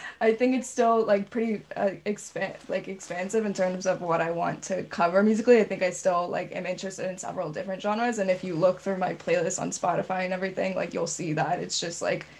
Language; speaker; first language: English; native; English